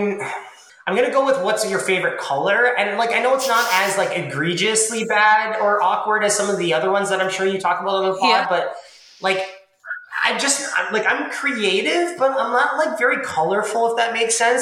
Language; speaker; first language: English; native; English